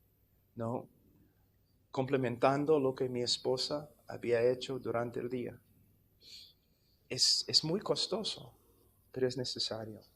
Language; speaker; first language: Spanish; non-native, fluent; English